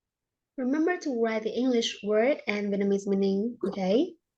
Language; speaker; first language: English; non-native, fluent; Vietnamese